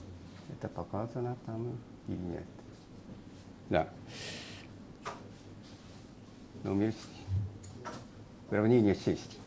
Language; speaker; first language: Russian; non-native, learner; Japanese